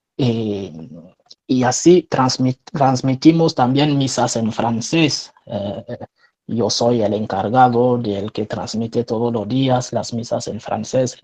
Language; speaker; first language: Spanish; non-native, fluent; French